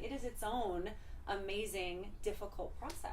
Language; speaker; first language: English; native; English